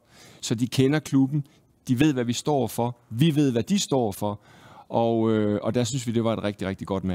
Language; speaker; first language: Danish; native; Danish